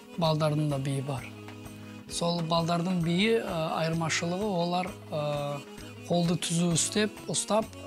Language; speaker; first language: Kazakh; non-native, local second language; Azerbaijani